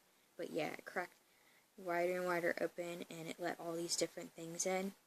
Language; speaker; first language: English; native; English